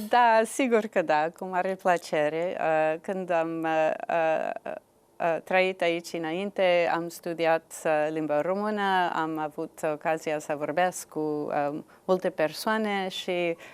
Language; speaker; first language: Romanian; non-native, fluent; English